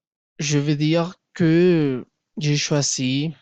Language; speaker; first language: French; non-native, learner; Spanish